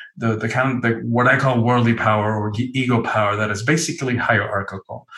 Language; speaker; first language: English; early bilingual, other home language; Spanish